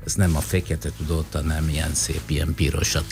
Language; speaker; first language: Hungarian; non-native, fluent; Italian